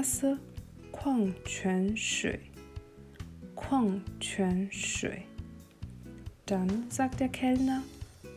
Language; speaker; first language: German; non-native, fluent; Chinese